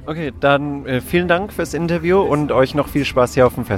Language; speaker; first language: German; native; German